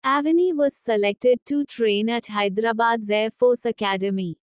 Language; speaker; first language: English; non-native, local second language; Hindi